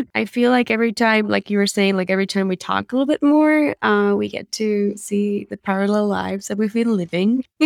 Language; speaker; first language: English; non-native, fluent; Spanish